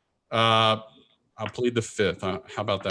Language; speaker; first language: English; native; English